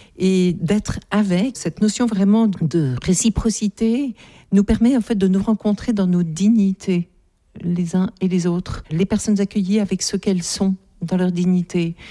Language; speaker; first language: French; native; French